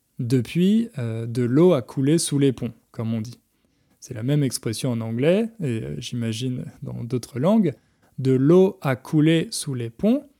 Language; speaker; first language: French; native; French